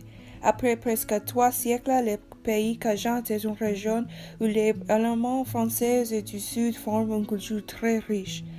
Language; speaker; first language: French; non-native, learner; English